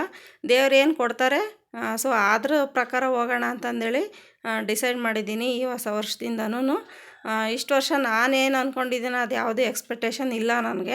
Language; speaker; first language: Kannada; native; Kannada